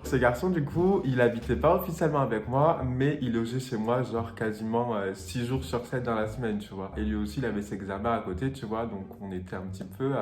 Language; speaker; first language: French; native; French